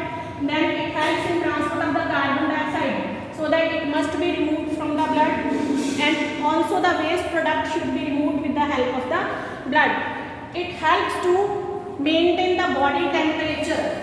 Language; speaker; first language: English; non-native, local second language; Hindi